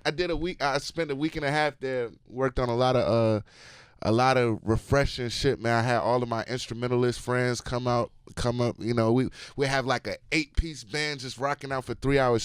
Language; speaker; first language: English; native; English